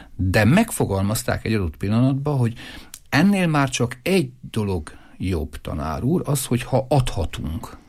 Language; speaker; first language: Hungarian; native; Hungarian